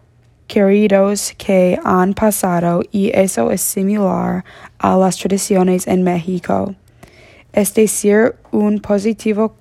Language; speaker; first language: Spanish; non-native, learner; English